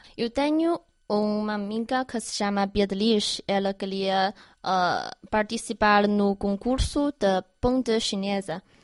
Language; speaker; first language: Portuguese; non-native, learner; Chinese